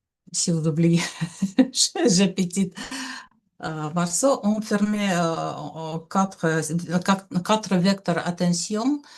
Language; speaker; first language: French; non-native, learner; Russian